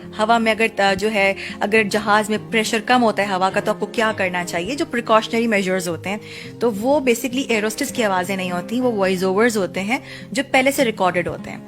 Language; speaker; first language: Urdu; native; Urdu